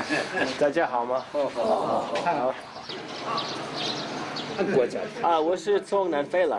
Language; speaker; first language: Chinese; non-native, learner; English